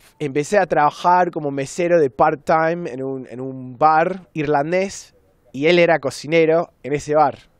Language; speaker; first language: Spanish; non-native, fluent; English